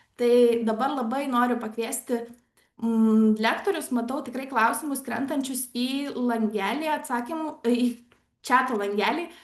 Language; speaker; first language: Lithuanian; native; Lithuanian